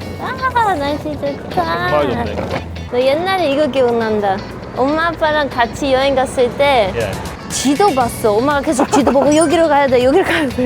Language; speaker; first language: Korean; non-native, fluent; Dutch